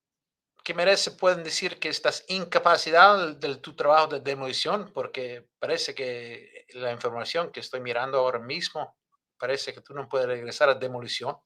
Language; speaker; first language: Spanish; non-native, fluent; Italian